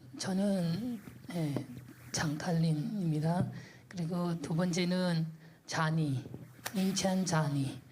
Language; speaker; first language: Korean; non-native, learner; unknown